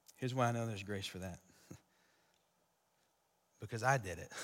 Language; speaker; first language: English; native; English